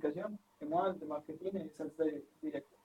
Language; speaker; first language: French; non-native, fluent; Spanish